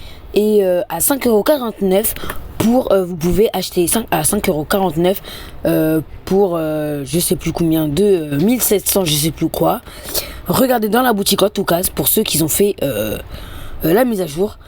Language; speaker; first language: French; native; French